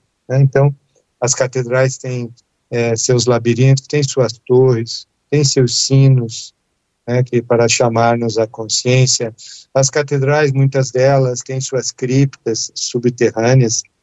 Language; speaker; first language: Portuguese; native; Portuguese